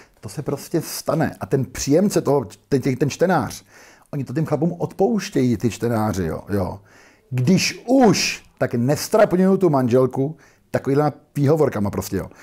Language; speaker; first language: Czech; native; Czech